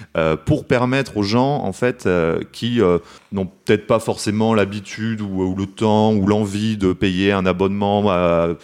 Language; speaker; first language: French; native; French